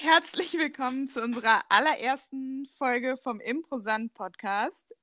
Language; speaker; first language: German; native; German